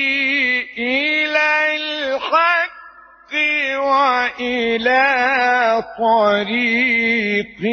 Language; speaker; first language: Arabic; native; Arabic